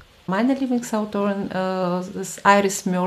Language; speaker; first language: German; non-native, fluent; Russian